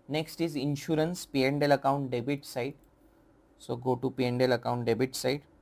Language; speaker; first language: English; non-native, local second language; Marathi